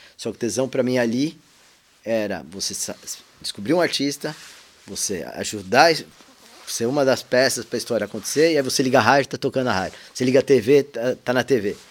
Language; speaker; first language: Portuguese; native; Portuguese